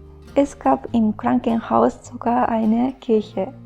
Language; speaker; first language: German; non-native, fluent; Japanese